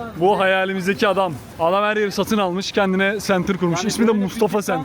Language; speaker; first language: Turkish; native; Turkish